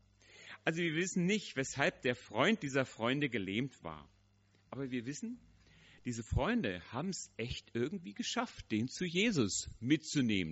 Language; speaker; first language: German; native; German